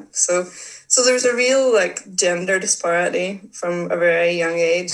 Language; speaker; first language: English; native; English